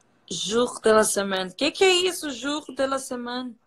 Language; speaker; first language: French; non-native, learner; Portuguese